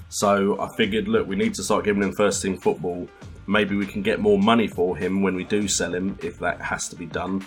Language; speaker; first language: English; native; English